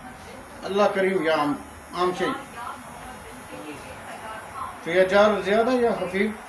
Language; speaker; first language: Arabic; non-native, learner; Urdu